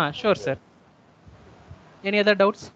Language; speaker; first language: English; non-native, local second language; Tamil